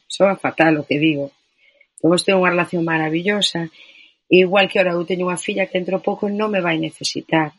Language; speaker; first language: Galician; non-native, local second language; Spanish